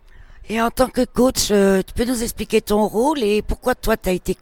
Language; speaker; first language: French; native; French